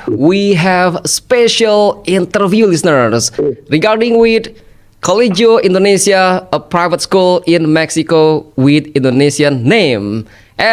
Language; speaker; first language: English; non-native, fluent; Indonesian